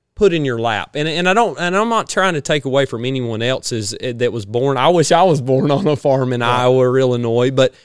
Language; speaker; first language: English; native; English